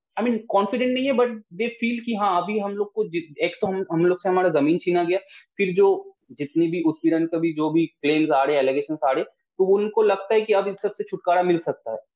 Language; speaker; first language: Hindi; non-native, local second language; Bangla